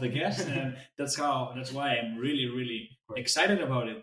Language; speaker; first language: English; non-native, fluent; Spanish